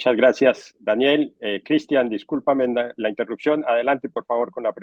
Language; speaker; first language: Spanish; native; Spanish